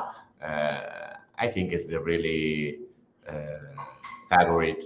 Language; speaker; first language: English; non-native, fluent; Italian